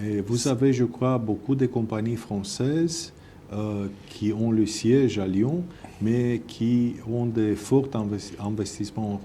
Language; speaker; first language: French; non-native, fluent; Romanian